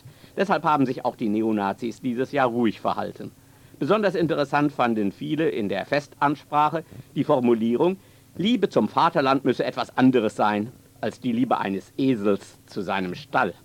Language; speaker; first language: German; native; German